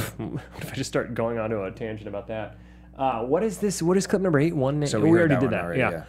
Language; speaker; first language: English; native; English